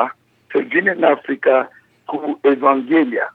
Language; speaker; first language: Romanian; non-native, fluent; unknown